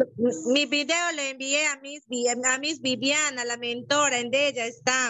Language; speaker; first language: Spanish; native; Spanish